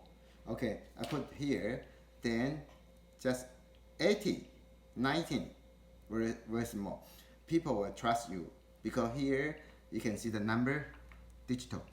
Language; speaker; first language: English; non-native, learner; Chinese